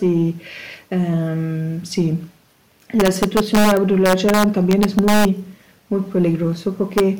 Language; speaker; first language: Spanish; non-native, fluent; German